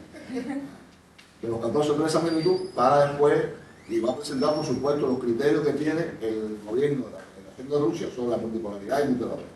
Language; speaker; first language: Spanish; native; Spanish